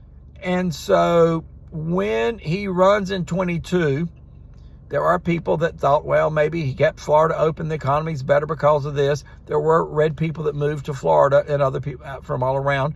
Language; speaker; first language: English; native; English